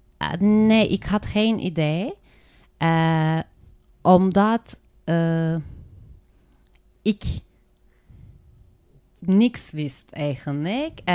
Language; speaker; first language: Dutch; non-native, learner; Turkish